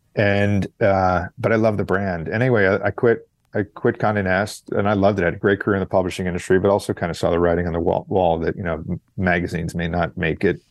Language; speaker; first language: English; native; English